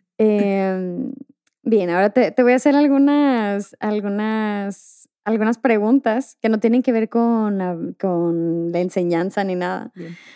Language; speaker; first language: Spanish; native; Spanish